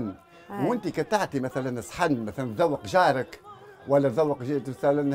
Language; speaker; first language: Arabic; native; Arabic